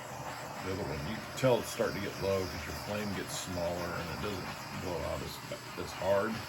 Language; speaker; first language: English; native; English